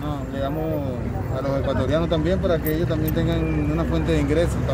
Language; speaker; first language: Spanish; native; Spanish